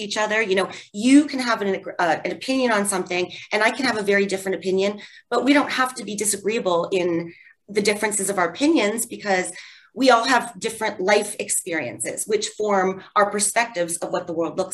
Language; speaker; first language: English; native; English